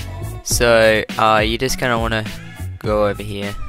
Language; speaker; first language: English; native; English